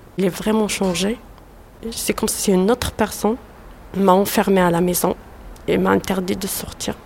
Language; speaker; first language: French; non-native, local second language; Arabic